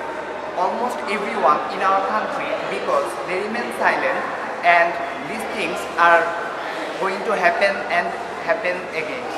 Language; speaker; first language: English; non-native, local second language; Bangla